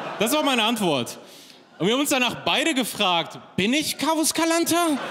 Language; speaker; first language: German; early bilingual, other home language; Persian